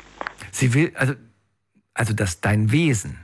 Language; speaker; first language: German; native; German